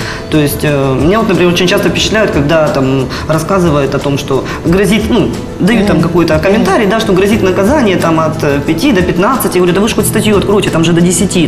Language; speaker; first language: Russian; native; Russian